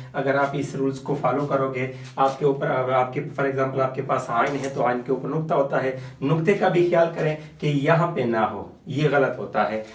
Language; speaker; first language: Urdu; non-native, local second language; Pashto